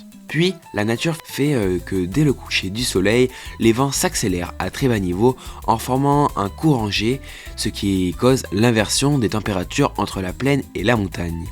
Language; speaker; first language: French; native; French